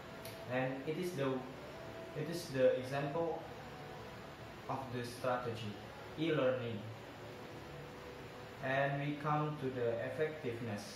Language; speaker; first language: English; non-native, learner; Indonesian